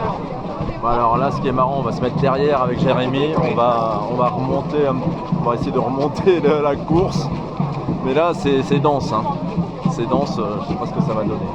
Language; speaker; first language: French; native; French